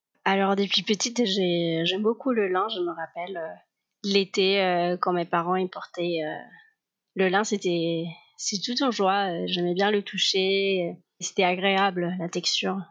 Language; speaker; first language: French; non-native, fluent; Spanish